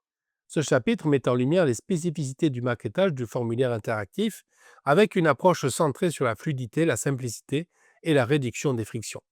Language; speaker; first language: French; native; French